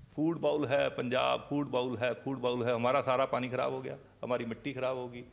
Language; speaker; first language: Hindi; non-native, local second language; Punjabi